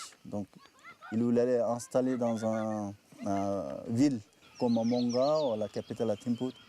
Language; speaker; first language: French; non-native, learner; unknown